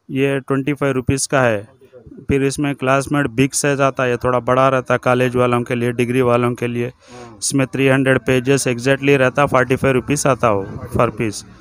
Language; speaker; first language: Hindi; native; Hindi